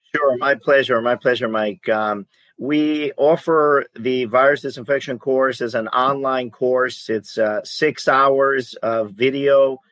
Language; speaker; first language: English; early bilingual, other home language; Greek